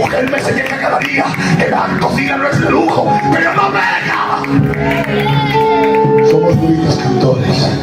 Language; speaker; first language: Spanish; native; Spanish